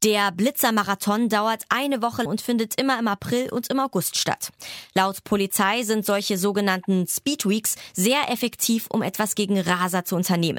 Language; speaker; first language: German; native; German